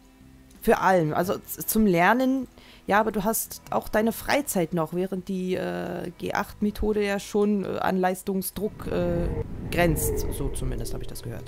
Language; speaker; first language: German; native; German